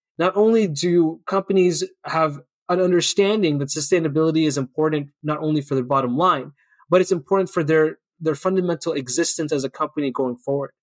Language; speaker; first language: English; early bilingual, other home language; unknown